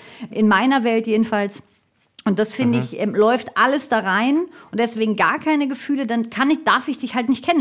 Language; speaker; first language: German; native; German